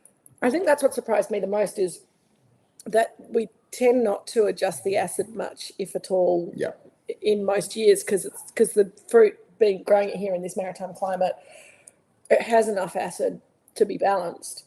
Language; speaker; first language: English; native; English